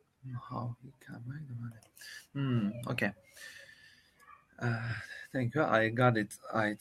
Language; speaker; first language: English; non-native, learner; Turkish